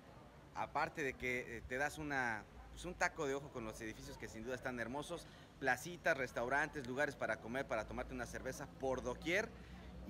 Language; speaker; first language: Spanish; native; Spanish